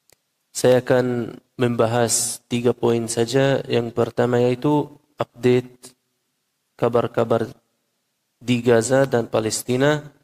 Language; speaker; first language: Indonesian; non-native, fluent; Arabic